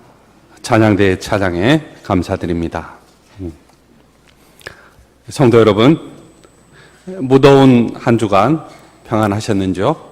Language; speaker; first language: Korean; native; Korean